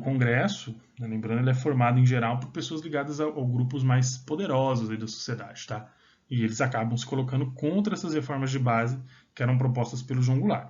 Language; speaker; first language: Portuguese; native; Portuguese